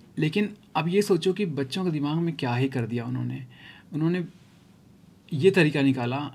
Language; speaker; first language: Hindi; native; Hindi